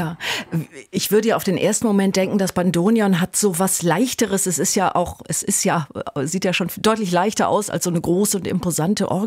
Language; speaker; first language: German; native; German